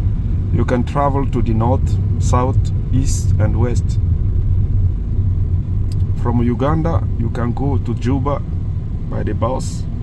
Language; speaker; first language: English; non-native, learner; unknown